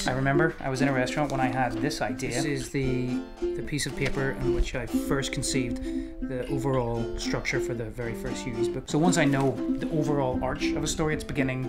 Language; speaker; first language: English; native; English